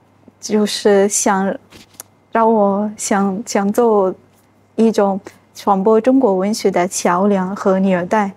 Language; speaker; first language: Chinese; non-native, fluent; Arabic